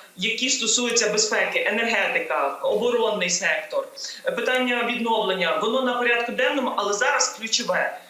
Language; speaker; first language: Ukrainian; native; Ukrainian